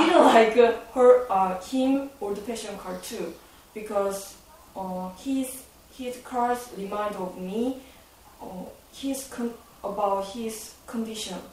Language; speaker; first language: English; non-native, learner; Korean